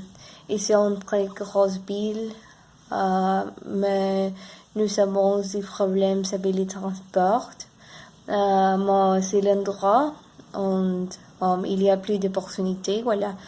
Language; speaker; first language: French; non-native, learner; Spanish